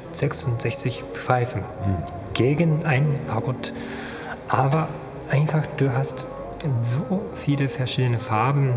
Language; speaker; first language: German; non-native, fluent; Japanese